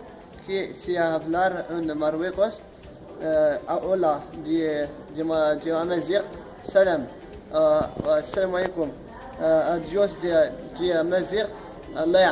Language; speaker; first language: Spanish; non-native, learner; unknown